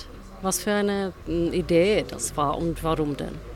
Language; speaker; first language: German; non-native, fluent; Czech